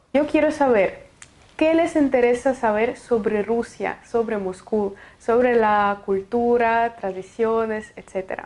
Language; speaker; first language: Spanish; non-native, fluent; Russian